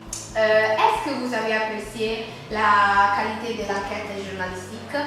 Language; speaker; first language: French; non-native, learner; Italian